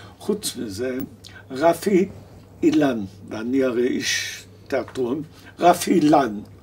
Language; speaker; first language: Hebrew; early bilingual, other home language; German